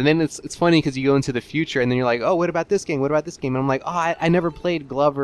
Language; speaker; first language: English; native; English